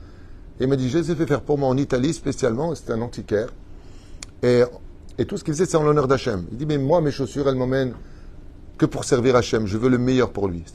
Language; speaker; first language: French; native; French